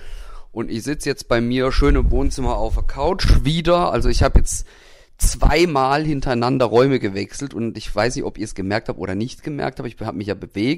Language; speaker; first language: German; native; German